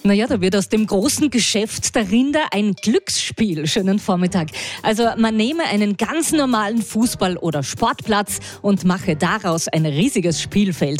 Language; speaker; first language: German; native; German